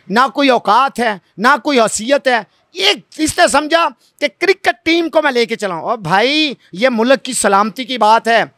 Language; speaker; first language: Urdu; non-native, local second language; Punjabi